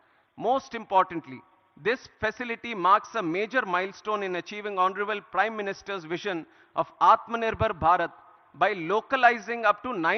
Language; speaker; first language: English; non-native, local second language; Telugu